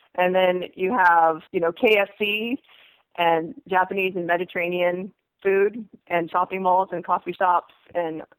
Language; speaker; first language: English; native; English